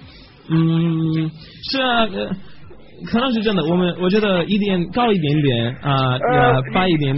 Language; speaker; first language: Chinese; non-native, learner; English